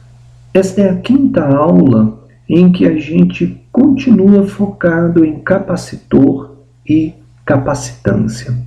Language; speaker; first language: Portuguese; native; Portuguese